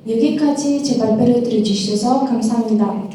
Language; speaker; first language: Korean; non-native, learner; Kazakh